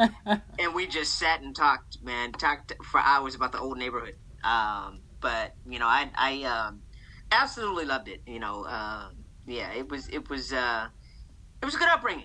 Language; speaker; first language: English; native; English